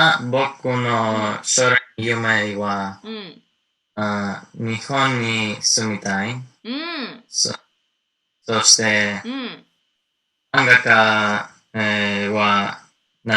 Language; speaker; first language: Japanese; non-native, learner; Greek